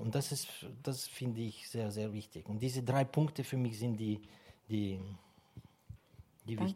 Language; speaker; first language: German; non-native, fluent; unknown